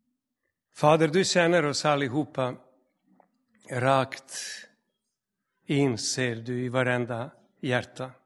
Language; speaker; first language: Swedish; non-native, fluent; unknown